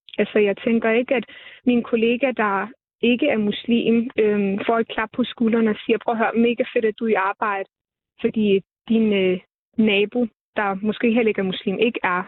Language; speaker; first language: Danish; early bilingual, other home language; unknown